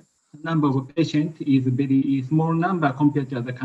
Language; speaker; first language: English; non-native, learner; Japanese